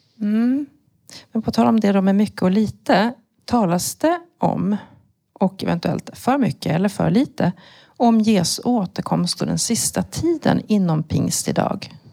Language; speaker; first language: Swedish; native; Swedish